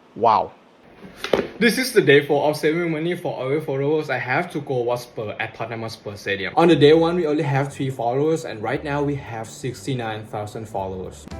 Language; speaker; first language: English; non-native, fluent; Thai